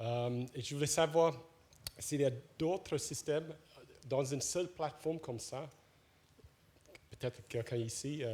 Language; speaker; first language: French; non-native, fluent; English